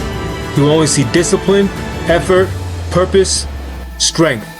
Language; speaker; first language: English; native; English